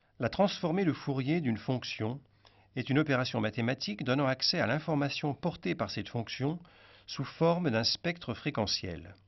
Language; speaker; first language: French; native; French